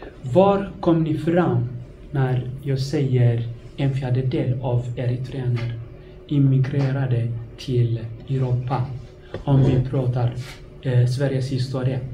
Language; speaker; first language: Swedish; non-native, fluent; Tigrinya